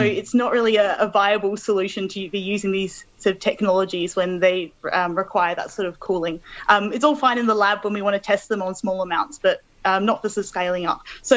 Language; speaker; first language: English; native; English